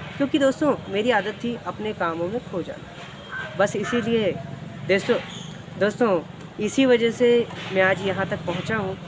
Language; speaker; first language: Hindi; native; Hindi